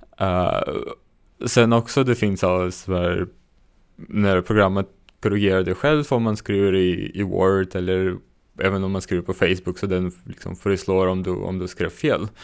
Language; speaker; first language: Swedish; non-native, fluent; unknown